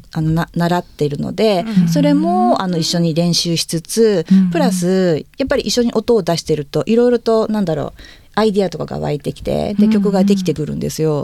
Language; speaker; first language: Japanese; native; Japanese